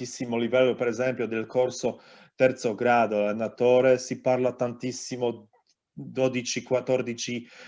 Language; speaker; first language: Italian; non-native, learner; Polish